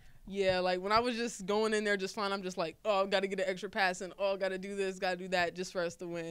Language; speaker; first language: English; native; English